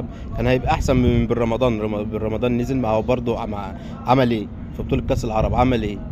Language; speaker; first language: Arabic; native; Arabic